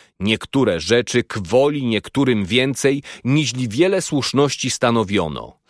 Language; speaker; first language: Polish; native; Polish